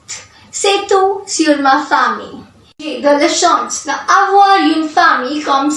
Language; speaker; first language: French; non-native, learner; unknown